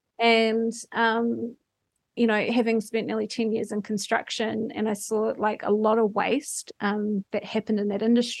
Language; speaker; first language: English; native; English